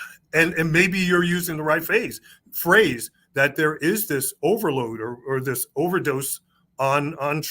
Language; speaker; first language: English; native; English